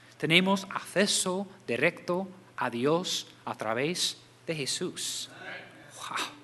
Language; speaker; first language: Spanish; non-native, fluent; English